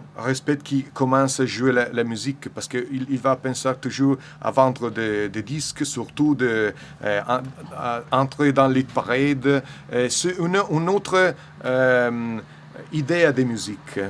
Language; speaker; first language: French; non-native, learner; Italian